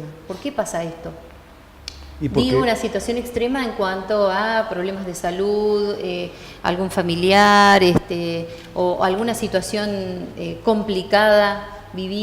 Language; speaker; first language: Spanish; native; Spanish